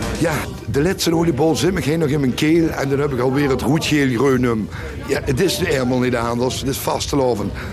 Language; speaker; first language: Dutch; non-native, local second language; Limburgish